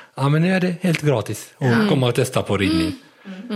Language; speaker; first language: Swedish; early bilingual, other home language; Arabic